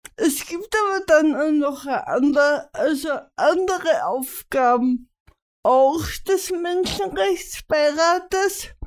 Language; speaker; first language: German; native; German